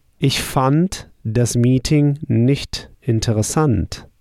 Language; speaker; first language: German; non-native, fluent; English